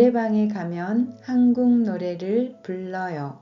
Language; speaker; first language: Korean; non-native, fluent; Japanese